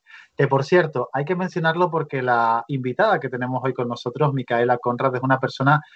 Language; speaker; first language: Spanish; native; Spanish